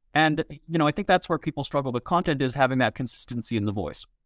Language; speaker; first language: English; native; English